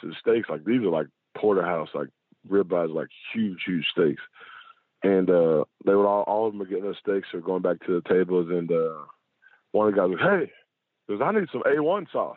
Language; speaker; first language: English; native; English